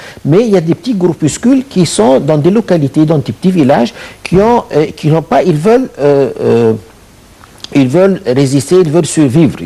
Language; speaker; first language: French; non-native, fluent; Arabic